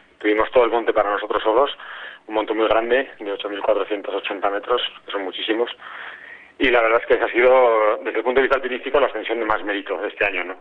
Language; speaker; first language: Spanish; native; Spanish